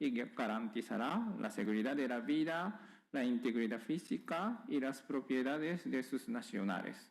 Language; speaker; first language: Spanish; non-native, fluent; Japanese